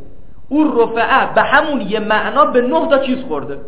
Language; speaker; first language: Persian; native; Persian